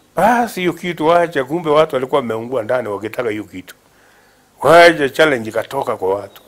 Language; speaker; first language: Swahili; non-native, local second language; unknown